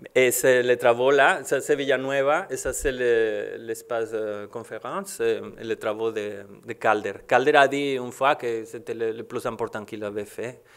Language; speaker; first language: French; non-native, learner; Spanish